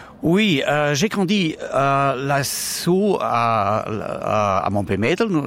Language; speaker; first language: French; non-native, learner; Romansh